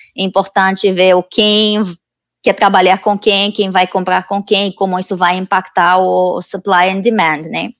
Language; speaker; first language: Portuguese; non-native, fluent; Romanian